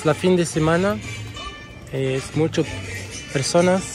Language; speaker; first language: Spanish; non-native, learner; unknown